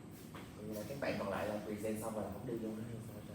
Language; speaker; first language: Vietnamese; native; Vietnamese